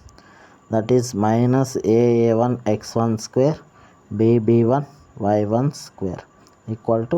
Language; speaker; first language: English; non-native, local second language; Telugu